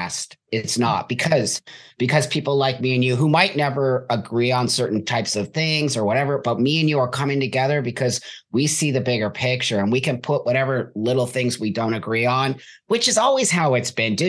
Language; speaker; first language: English; native; English